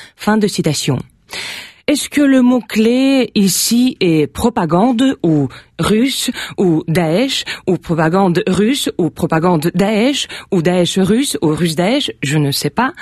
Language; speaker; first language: French; non-native, fluent; Russian